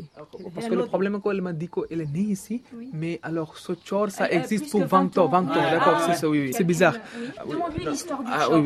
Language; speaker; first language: French; non-native, fluent; Bangla